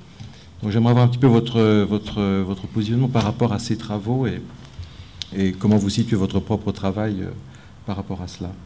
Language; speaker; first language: French; native; French